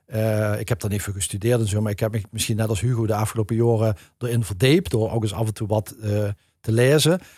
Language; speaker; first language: Dutch; native; Dutch